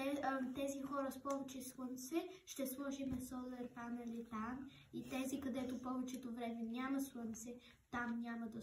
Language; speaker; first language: Bulgarian; early bilingual, heritage; Bulgarian